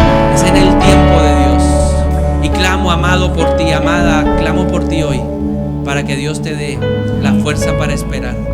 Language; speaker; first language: Spanish; native; Spanish